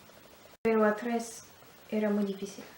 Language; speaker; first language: Spanish; non-native, learner; French